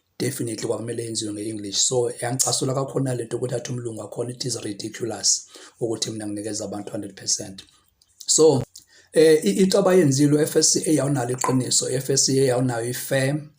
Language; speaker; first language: Zulu; non-native, local second language; Xhosa